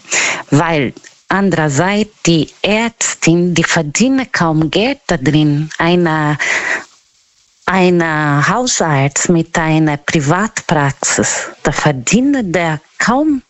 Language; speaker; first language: German; non-native, fluent; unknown